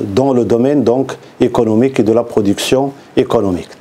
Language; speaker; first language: French; non-native, local second language; Arabic